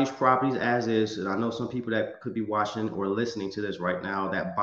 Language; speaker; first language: English; native; English